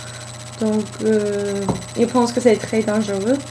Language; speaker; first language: French; non-native, learner; English